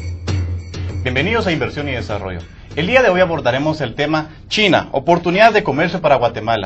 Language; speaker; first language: Spanish; native; Spanish